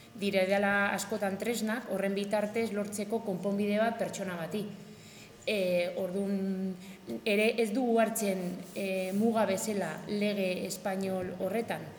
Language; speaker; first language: Basque; non-native, local second language; Spanish